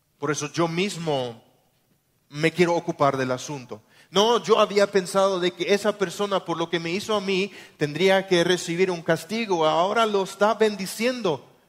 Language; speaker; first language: Spanish; non-native, local second language; German